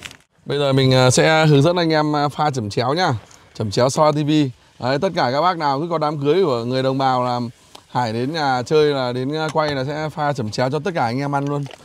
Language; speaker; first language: Vietnamese; native; Vietnamese